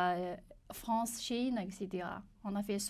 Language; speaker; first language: French; non-native, learner; Chinese